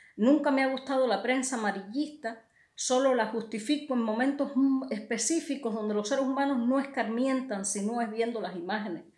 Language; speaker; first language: Spanish; native; Spanish